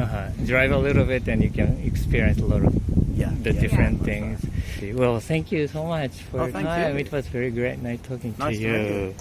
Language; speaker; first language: English; non-native, learner; Japanese